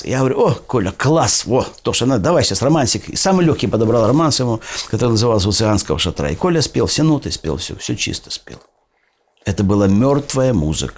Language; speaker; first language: Russian; native; Russian